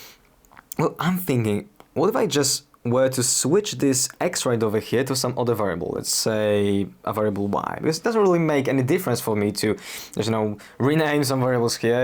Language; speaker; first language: English; non-native, fluent; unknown